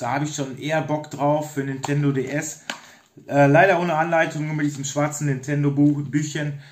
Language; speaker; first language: German; native; German